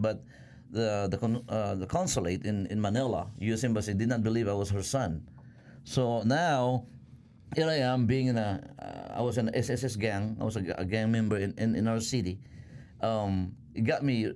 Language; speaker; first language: English; non-native, local second language; Filipino